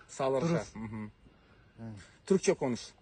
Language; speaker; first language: Turkish; non-native, learner; Kazakh